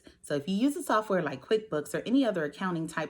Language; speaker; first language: English; native; English